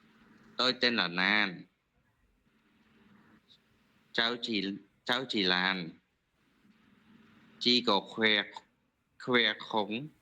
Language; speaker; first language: Vietnamese; non-native, learner; Khmer